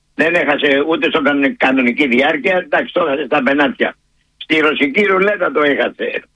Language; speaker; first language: Greek; native; Greek